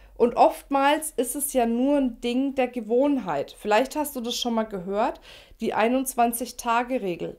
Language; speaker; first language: German; native; German